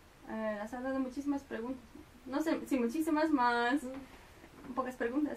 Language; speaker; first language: Spanish; non-native, fluent; Polish